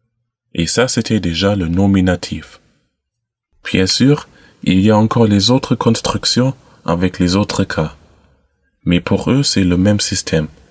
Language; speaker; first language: French; non-native, learner; German